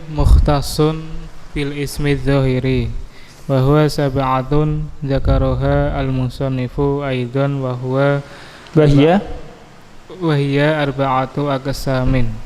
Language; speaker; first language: Arabic; non-native, learner; Indonesian